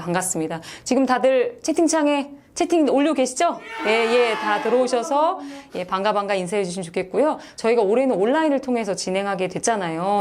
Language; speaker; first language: Korean; native; Korean